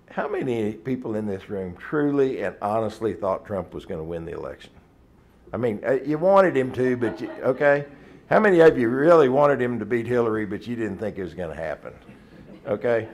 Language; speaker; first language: English; native; English